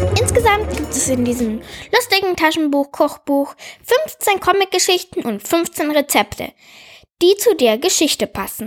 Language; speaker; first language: German; native; German